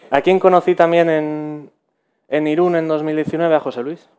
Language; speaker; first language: Spanish; native; Spanish